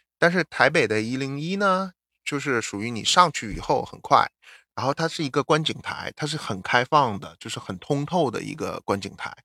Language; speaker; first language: Chinese; native; Chinese